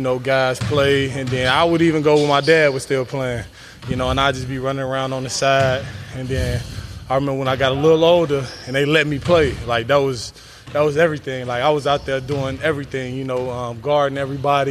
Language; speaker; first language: English; native; English